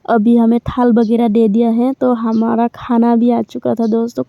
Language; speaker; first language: Hindi; non-native, local second language; Assamese